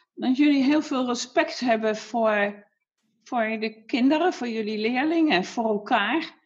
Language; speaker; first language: Dutch; native; Dutch